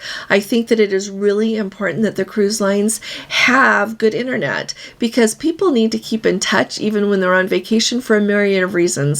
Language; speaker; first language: English; native; English